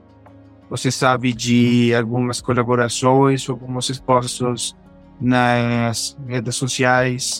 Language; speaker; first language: Portuguese; non-native, fluent; Spanish